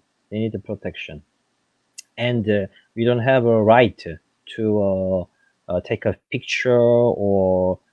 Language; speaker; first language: English; non-native, fluent; French